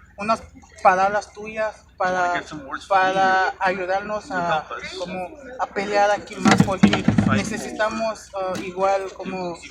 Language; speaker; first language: Spanish; non-native, fluent; Haitian Creole